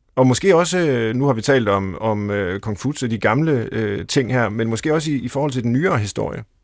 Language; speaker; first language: Danish; native; Danish